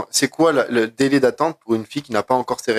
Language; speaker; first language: French; native; French